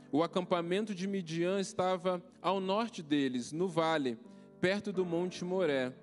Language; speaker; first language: Portuguese; native; Portuguese